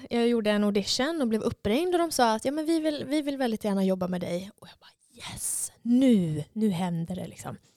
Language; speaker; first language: Swedish; native; Swedish